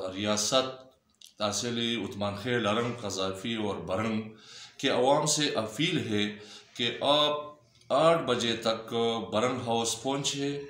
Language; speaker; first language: Urdu; non-native, local second language; Pashto